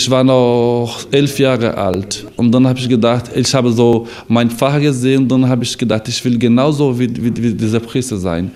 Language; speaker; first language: German; non-native, learner; Portuguese